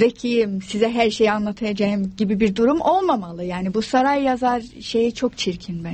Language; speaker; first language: Turkish; non-native, fluent; English